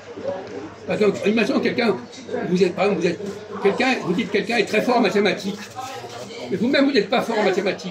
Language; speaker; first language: French; native; French